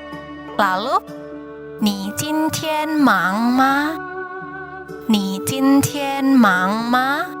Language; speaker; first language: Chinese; non-native, fluent; Indonesian